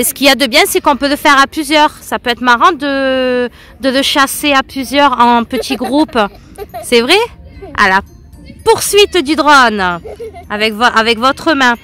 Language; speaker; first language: French; native; French